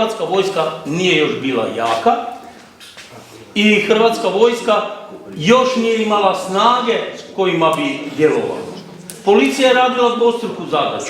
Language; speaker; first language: Croatian; native; Croatian